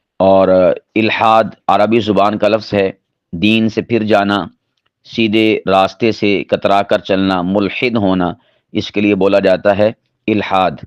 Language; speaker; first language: Urdu; non-native, local second language; Punjabi